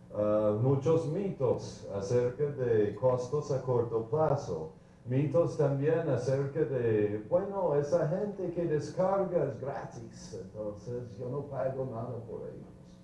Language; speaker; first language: Spanish; non-native, fluent; English